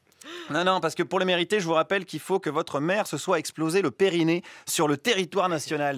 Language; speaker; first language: French; native; French